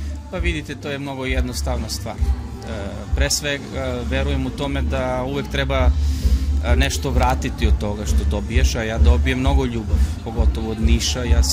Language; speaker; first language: Croatian; non-native, fluent; Macedonian